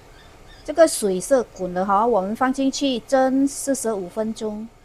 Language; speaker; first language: Chinese; non-native, learner; Indonesian